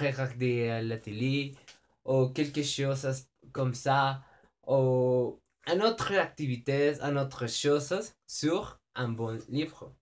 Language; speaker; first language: French; non-native, learner; Spanish